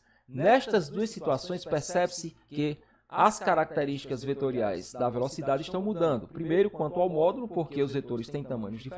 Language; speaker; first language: Portuguese; native; Portuguese